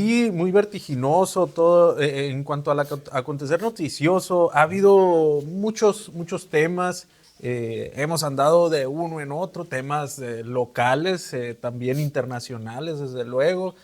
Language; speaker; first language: Spanish; native; Spanish